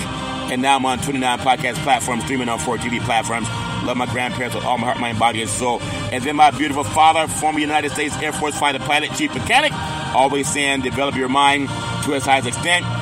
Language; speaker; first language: English; native; English